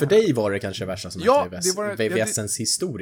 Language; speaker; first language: Swedish; native; Swedish